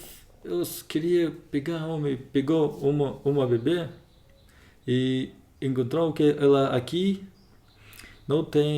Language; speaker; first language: Portuguese; non-native, learner; Russian